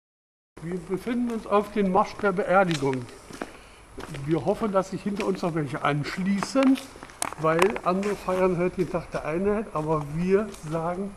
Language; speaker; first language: German; native; German